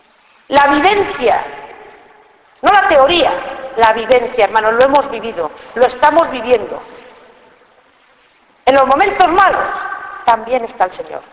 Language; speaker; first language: Spanish; native; Spanish